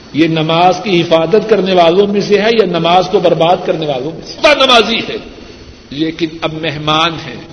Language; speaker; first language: Urdu; non-native, local second language; Punjabi